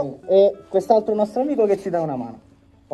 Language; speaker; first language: Italian; native; Italian